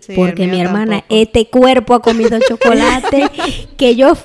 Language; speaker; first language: Spanish; native; Spanish